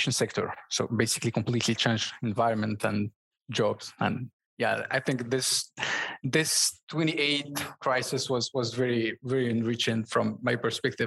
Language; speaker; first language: English; non-native, fluent; Berber languages